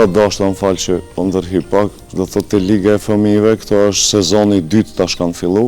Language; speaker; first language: Albanian; native; Albanian